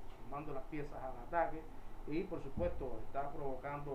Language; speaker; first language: Spanish; native; Spanish